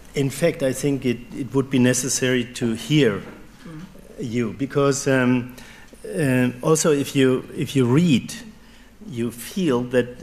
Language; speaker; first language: English; non-native, fluent; German